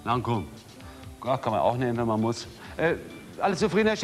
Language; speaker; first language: German; native; German